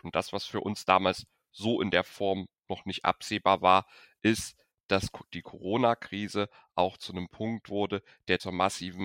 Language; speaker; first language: German; native; German